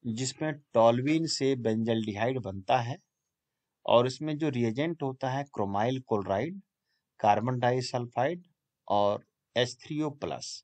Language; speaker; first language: Hindi; native; Hindi